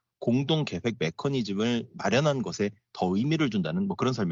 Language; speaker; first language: Korean; native; Korean